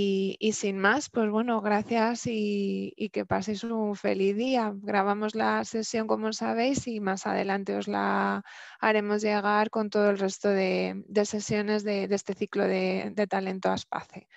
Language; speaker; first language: Spanish; native; Spanish